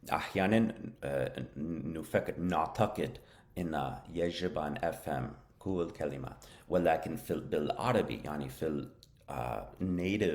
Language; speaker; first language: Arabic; non-native, learner; English